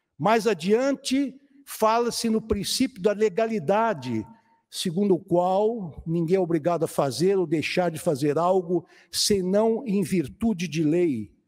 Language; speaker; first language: Portuguese; native; Portuguese